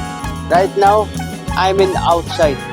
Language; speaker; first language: English; non-native, learner; Nepali